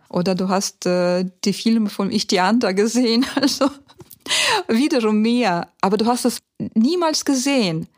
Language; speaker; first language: German; early bilingual, heritage; German